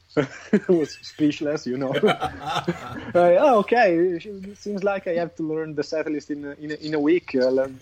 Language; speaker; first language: English; non-native, fluent; Italian